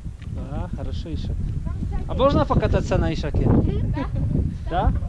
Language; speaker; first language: Russian; non-native, learner; Polish